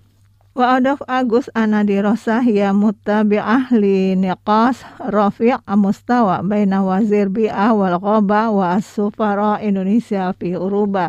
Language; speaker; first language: Arabic; non-native, fluent; Indonesian